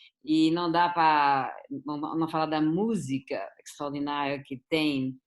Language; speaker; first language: Portuguese; non-native, fluent; German